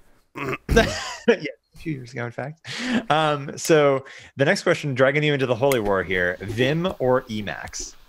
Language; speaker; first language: English; native; English